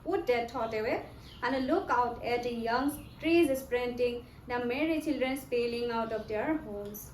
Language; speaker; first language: English; non-native, local second language; Assamese